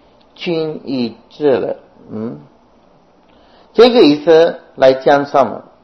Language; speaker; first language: Chinese; non-native, fluent; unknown